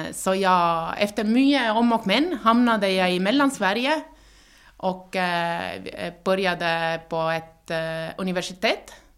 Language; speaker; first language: Norwegian; non-native, fluent; Estonian